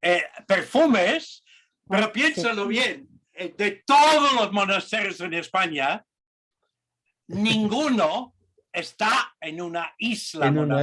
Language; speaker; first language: Spanish; non-native, fluent; English